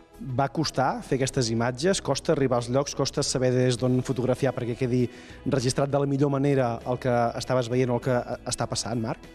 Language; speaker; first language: Catalan; native; Catalan